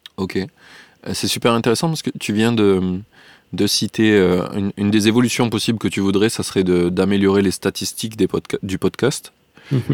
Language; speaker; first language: French; native; French